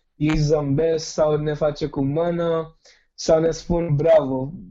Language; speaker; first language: Romanian; non-native, fluent; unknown